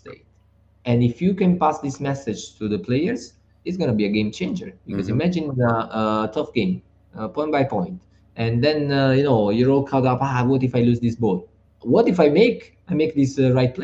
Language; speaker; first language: English; non-native, fluent; Italian